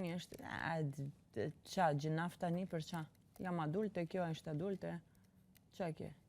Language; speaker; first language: Albanian; early bilingual, heritage; Albanian